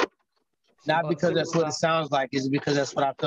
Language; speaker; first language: English; native; English